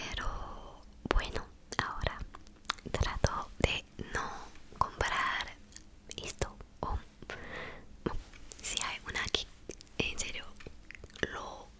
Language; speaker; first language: Spanish; non-native, fluent; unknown